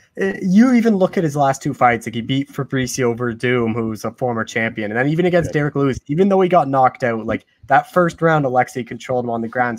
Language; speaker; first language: English; native; English